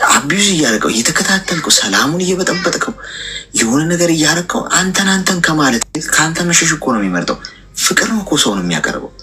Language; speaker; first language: Amharic; native; Amharic